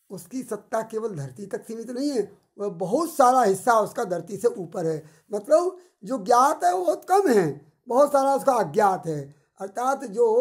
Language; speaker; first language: Hindi; native; Hindi